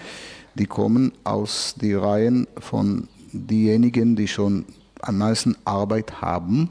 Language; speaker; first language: German; non-native, fluent; Hebrew